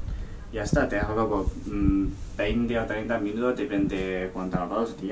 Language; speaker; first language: Spanish; non-native, learner; Chinese